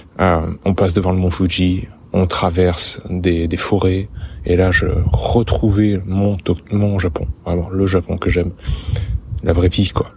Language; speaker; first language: French; native; French